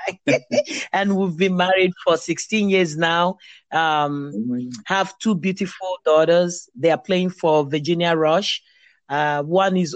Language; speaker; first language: English; non-native, local second language; Igbo